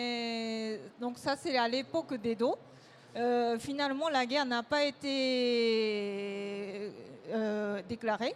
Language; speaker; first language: French; non-native, fluent; Japanese